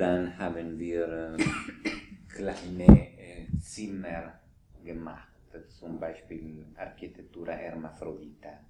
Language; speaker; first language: German; non-native, fluent; Italian